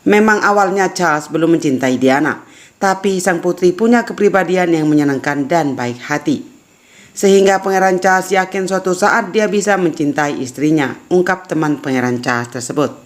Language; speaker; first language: Indonesian; native; Indonesian